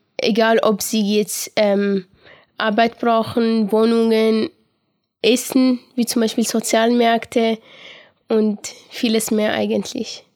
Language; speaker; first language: German; non-native, fluent; Arabic